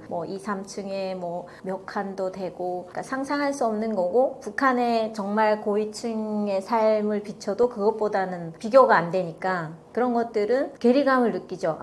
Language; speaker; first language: Korean; native; Korean